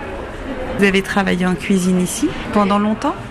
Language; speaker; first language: French; native; French